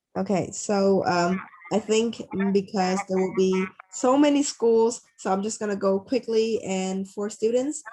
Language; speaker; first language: English; non-native, fluent; Vietnamese